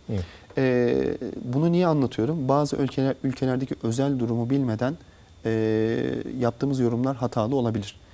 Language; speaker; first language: Turkish; native; Turkish